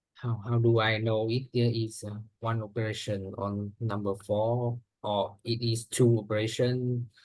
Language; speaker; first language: English; non-native, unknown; Vietnamese